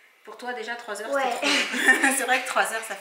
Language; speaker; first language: French; native; French